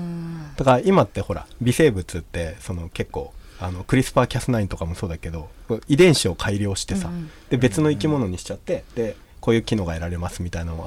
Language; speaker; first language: Japanese; native; Japanese